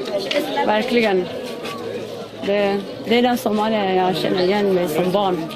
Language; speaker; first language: Swedish; non-native, local second language; Somali